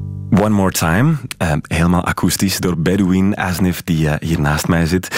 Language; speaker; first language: Dutch; native; Dutch